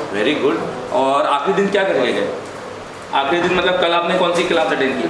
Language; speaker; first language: Hindi; native; Hindi